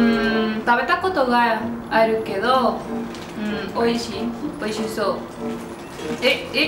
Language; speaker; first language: Japanese; non-native, learner; Spanish